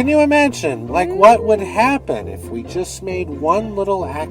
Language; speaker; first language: English; native; English